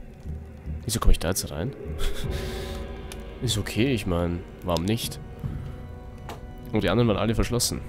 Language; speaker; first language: German; native; German